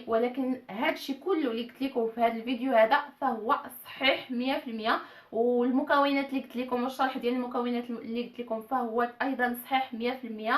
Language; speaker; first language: Arabic; native; Arabic